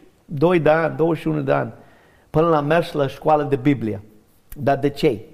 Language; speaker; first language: Romanian; non-native, learner; English